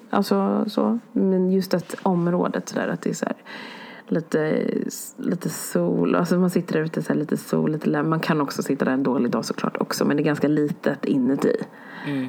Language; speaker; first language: Swedish; early bilingual, other home language; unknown